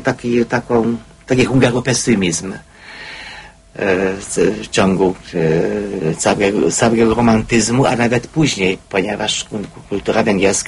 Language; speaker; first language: Polish; non-native, fluent; Hungarian